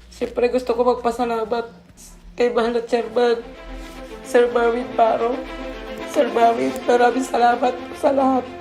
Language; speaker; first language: Filipino; native; Filipino